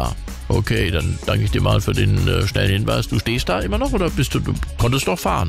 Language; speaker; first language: German; native; German